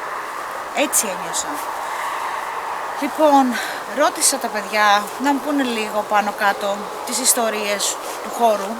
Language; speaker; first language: Greek; native; Greek